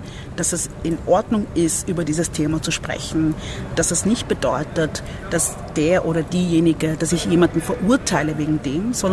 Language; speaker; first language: German; early bilingual, other home language; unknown